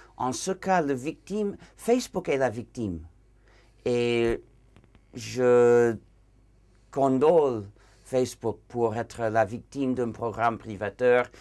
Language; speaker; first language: French; non-native, fluent; English